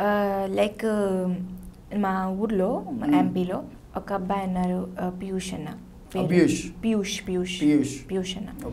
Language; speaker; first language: Telugu; non-native, learner; Hindi